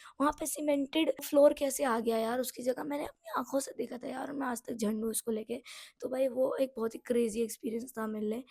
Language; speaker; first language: Hindi; non-native, local second language; Nepali